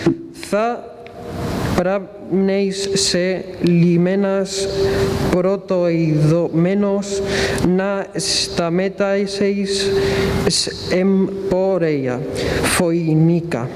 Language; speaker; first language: Greek; non-native, learner; Spanish